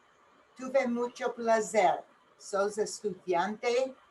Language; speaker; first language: Spanish; non-native, learner; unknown